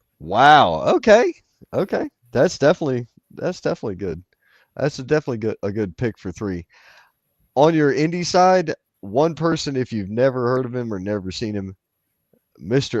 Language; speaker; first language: English; native; English